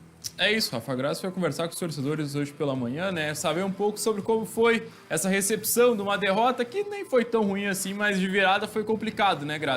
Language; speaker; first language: Portuguese; native; Portuguese